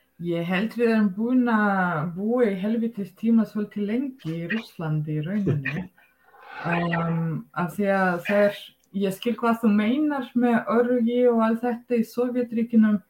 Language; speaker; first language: Icelandic; non-native, fluent; Russian